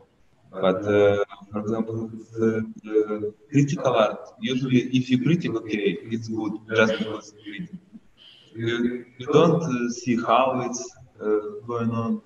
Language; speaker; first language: English; non-native, learner; Russian